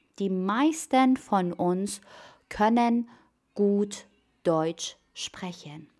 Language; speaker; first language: German; non-native, fluent; Persian